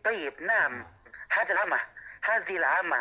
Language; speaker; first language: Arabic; non-native, learner; Indonesian